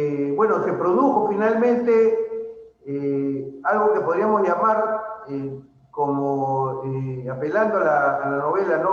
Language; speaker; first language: Spanish; native; Spanish